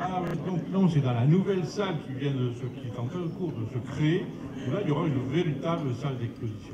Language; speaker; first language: French; native; French